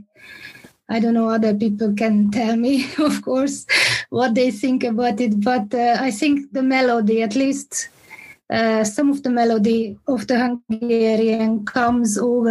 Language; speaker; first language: English; non-native, fluent; Hungarian